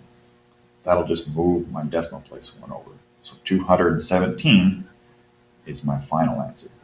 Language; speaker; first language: English; native; English